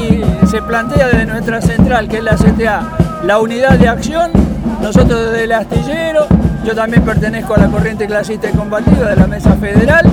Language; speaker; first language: Spanish; native; Spanish